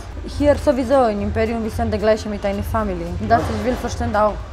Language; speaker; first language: German; non-native, learner; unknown